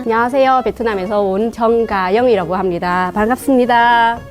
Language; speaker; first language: Korean; non-native, fluent; Vietnamese